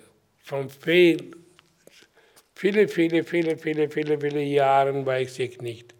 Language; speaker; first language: German; non-native, learner; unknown